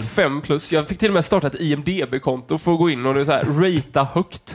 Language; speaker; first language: Swedish; native; Swedish